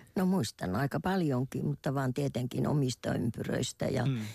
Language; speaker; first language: Finnish; native; Finnish